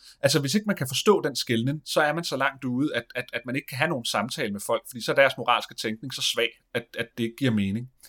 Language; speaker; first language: Danish; native; Danish